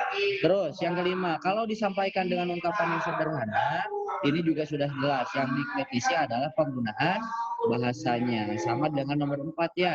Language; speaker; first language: Indonesian; native; Indonesian